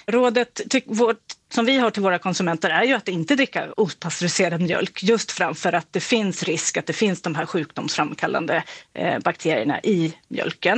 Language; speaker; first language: Swedish; native; Swedish